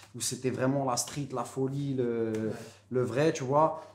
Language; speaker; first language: French; native; French